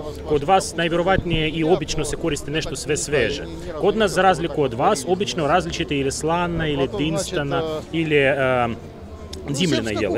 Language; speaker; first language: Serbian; non-native, fluent; Russian